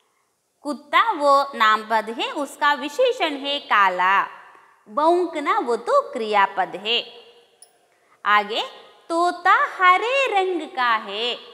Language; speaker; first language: Hindi; non-native, local second language; Kannada